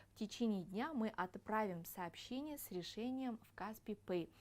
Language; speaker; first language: Russian; non-native, local second language; Kazakh